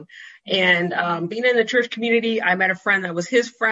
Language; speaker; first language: English; native; English